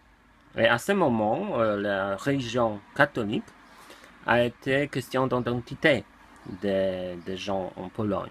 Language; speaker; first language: French; non-native, learner; Polish